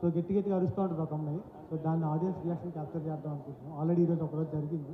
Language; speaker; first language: Telugu; native; Telugu